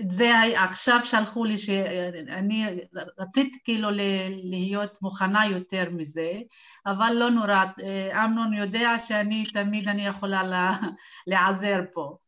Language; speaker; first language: Hebrew; non-native, local second language; Arabic